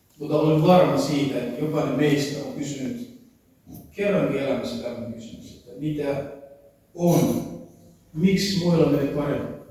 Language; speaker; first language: Finnish; early bilingual, other home language; Kinyarwanda